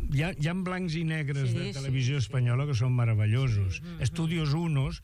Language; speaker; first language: Catalan; non-native, local second language; Spanish